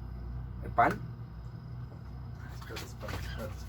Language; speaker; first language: Spanish; native; Spanish